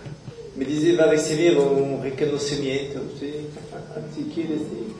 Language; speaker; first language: Spanish; non-native, learner; French